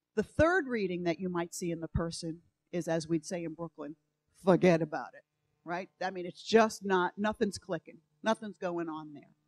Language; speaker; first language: English; native; English